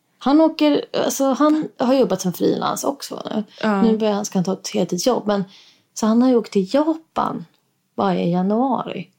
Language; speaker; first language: Swedish; native; Swedish